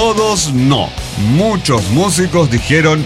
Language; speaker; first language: Spanish; native; Spanish